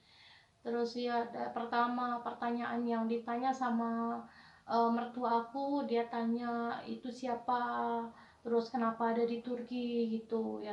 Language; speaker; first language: Indonesian; non-native, local second language; Javanese